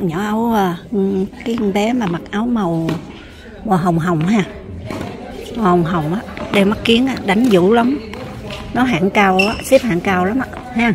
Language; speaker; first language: Vietnamese; native; Vietnamese